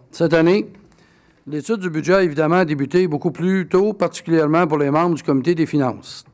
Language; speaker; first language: French; native; French